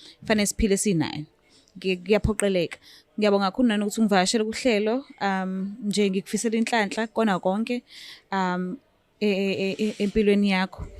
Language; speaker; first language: Zulu; native; Zulu